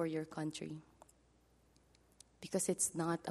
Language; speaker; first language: English; non-native, local second language; Filipino